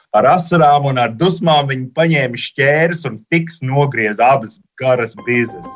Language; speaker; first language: Latvian; early bilingual, heritage; Latvian